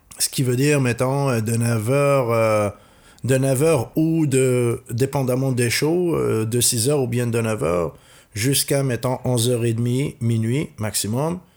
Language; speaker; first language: French; non-native, local second language; Arabic